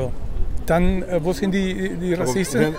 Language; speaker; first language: German; non-native, fluent; Spanish